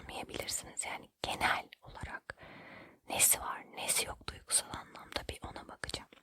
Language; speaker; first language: Turkish; native; Turkish